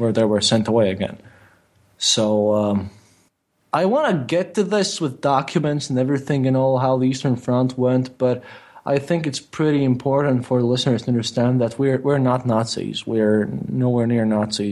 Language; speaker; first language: English; non-native, fluent; Latvian